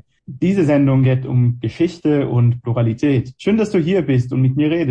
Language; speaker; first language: German; non-native, fluent; Hebrew